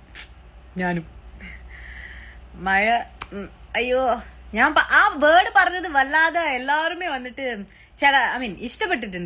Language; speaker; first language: Malayalam; early bilingual, heritage; Malayalam